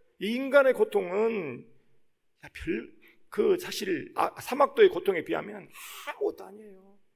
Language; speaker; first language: Korean; native; Korean